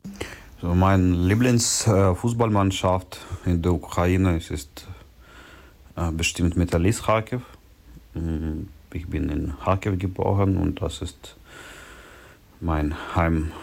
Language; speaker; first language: German; non-native, learner; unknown